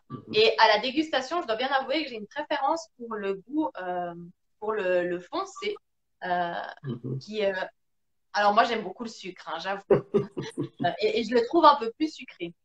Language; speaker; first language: French; native; French